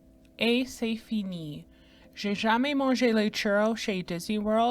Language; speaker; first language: French; non-native, fluent; English